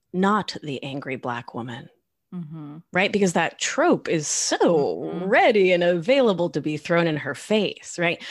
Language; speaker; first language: English; non-native, fluent; Spanish